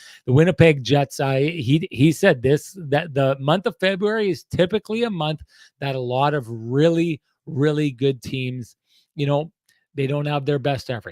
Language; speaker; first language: English; native; English